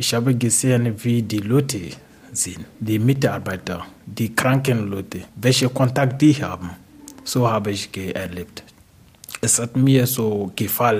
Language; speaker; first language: German; non-native, learner; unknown